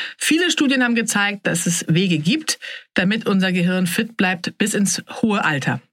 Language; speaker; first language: German; native; German